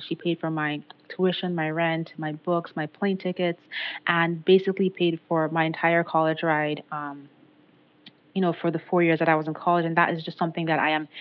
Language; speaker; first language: English; non-native, local second language; Yoruba